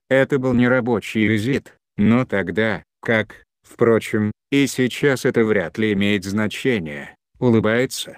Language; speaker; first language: Russian; non-native, local second language; Chechen